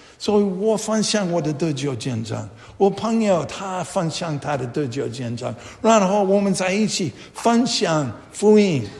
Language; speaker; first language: Chinese; non-native, fluent; English